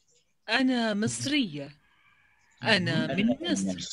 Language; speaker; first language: Arabic; non-native, learner; Indonesian